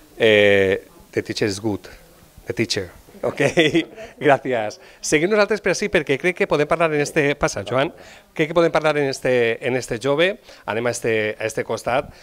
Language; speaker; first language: Catalan; native; Catalan